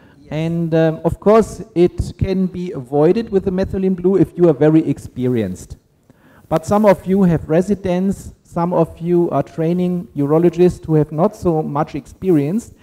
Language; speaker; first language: English; non-native, fluent; German